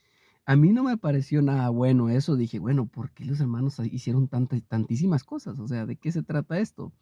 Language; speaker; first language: Spanish; native; Spanish